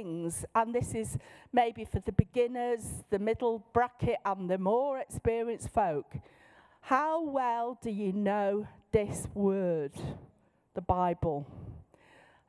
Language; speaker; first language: English; native; English